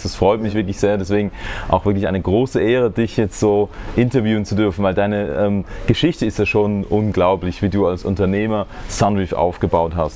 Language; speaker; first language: German; native; German